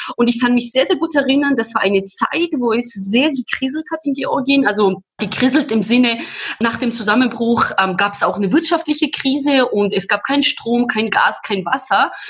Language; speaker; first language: German; non-native, fluent; Georgian